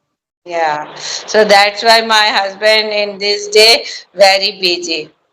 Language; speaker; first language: English; non-native, learner; Hindi